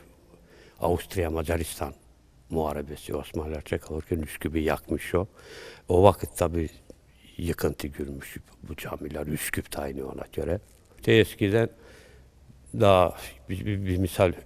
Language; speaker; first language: Turkish; early bilingual, heritage; Turkish